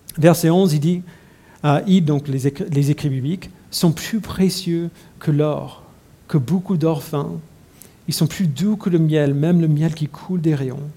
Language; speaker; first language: French; non-native, fluent; English